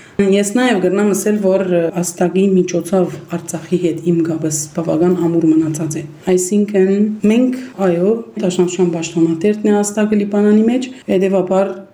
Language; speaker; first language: Armenian; early bilingual, heritage; Armenian